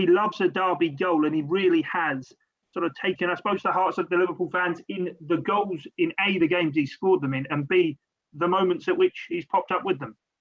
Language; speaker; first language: English; native; English